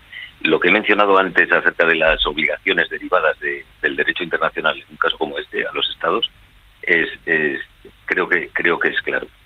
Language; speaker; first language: Spanish; native; Spanish